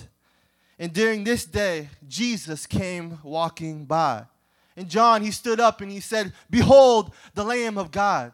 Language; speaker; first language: English; native; English